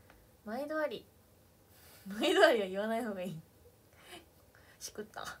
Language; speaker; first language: Japanese; native; Japanese